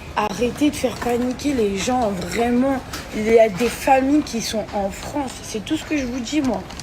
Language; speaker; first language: French; native; French